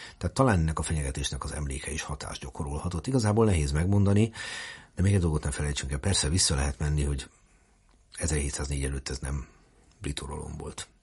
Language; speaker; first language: Hungarian; native; Hungarian